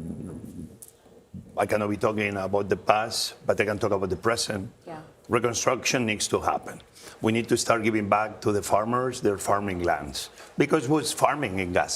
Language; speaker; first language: English; non-native, fluent; Spanish